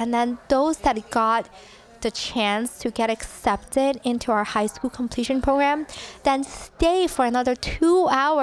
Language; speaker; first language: English; early bilingual, other home language; Cantonese